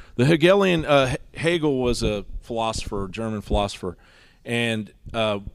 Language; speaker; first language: English; native; English